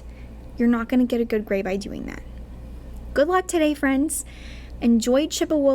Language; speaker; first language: English; native; English